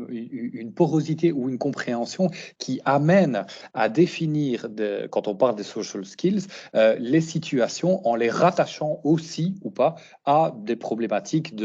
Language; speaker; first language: French; native; French